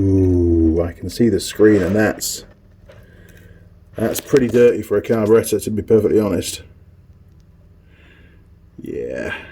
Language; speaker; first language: English; native; English